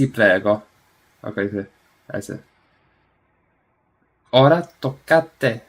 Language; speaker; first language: Italian; non-native, learner; English